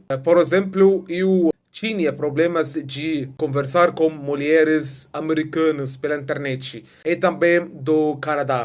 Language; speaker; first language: Portuguese; non-native, fluent; Arabic